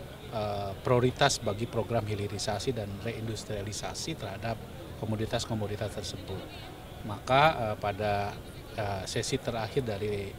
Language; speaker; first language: Indonesian; native; Indonesian